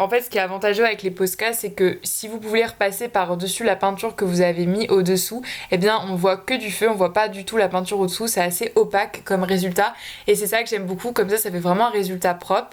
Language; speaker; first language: French; native; French